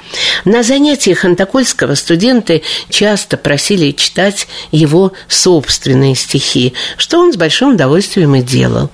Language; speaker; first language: Russian; native; Russian